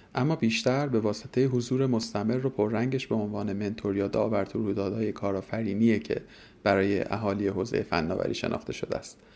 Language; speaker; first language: Persian; native; Persian